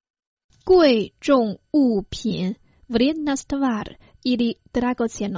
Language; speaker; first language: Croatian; non-native, fluent; Chinese